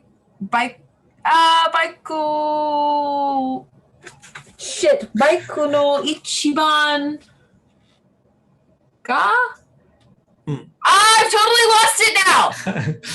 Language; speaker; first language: Japanese; non-native, learner; English